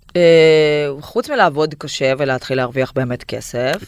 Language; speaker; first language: Hebrew; non-native, fluent; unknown